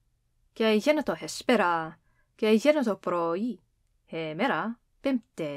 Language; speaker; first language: Greek; non-native, fluent; English